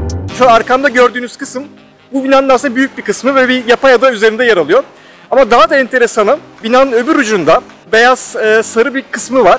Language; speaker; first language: Turkish; native; Turkish